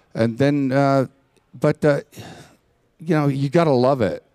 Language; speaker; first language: English; native; English